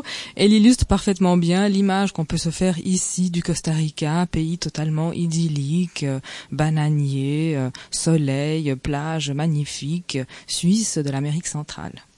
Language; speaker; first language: French; native; French